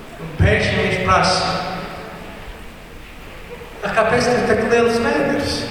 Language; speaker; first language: Latvian; non-native, learner; Portuguese